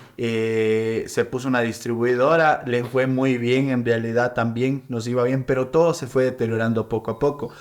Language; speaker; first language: Spanish; native; Spanish